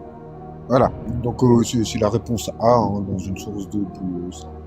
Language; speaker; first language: French; native; French